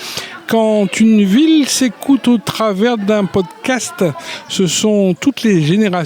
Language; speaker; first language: French; native; French